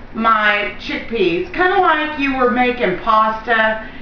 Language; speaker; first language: English; native; English